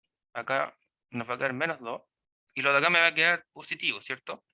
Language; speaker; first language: Spanish; native; Spanish